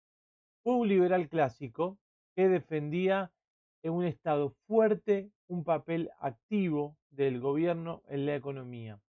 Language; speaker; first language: Spanish; native; Spanish